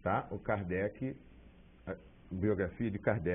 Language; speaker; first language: Portuguese; native; Portuguese